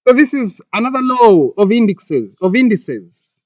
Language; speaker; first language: English; non-native, local second language; Swahili